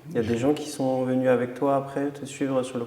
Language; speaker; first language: French; native; French